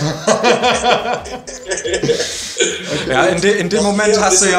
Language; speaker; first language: German; native; German